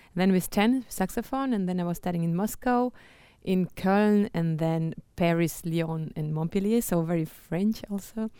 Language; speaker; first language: English; non-native, fluent; Russian